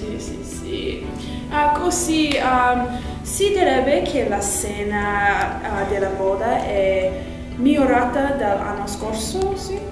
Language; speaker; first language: Italian; non-native, learner; English